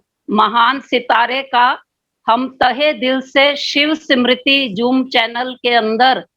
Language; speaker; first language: Hindi; native; Hindi